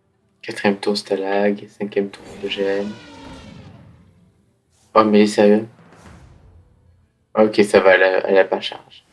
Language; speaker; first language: French; native; French